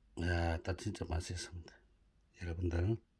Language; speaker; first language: Korean; native; Korean